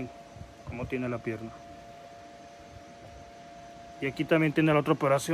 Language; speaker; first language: Spanish; native; Spanish